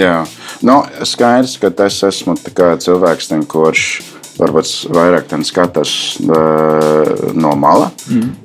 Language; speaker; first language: Latvian; non-native, fluent; English